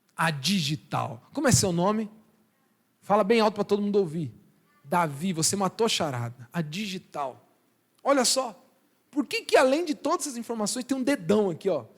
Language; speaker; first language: Portuguese; early bilingual, other home language; Spanish